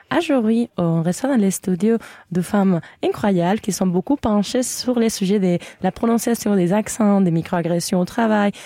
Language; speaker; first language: French; non-native, fluent; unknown